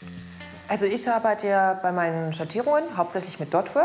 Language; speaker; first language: German; native; German